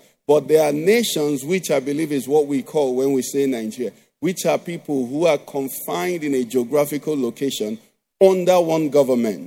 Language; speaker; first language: English; non-native, local second language; Igbo